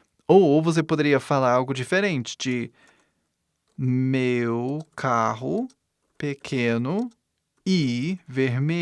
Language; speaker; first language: Portuguese; non-native, fluent; English